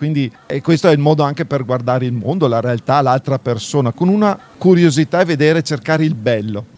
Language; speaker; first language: Italian; native; Italian